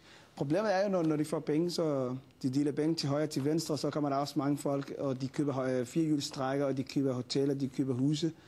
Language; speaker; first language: Danish; non-native, fluent; Somali